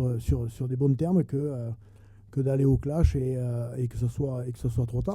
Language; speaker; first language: French; native; French